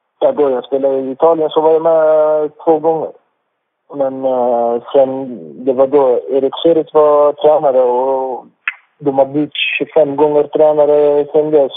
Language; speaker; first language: Swedish; non-native, fluent; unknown